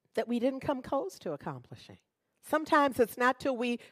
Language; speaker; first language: English; native; English